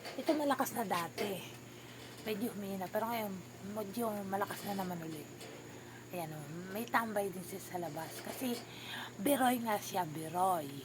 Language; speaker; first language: Filipino; native; Filipino